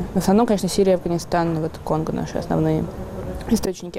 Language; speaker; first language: Russian; native; Russian